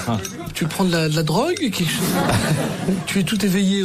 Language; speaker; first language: French; native; French